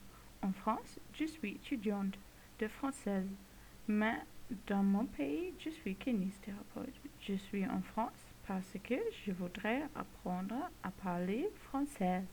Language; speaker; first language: French; non-native, learner; German